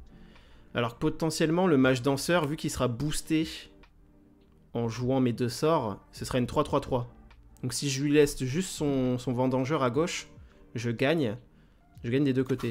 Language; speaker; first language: French; native; French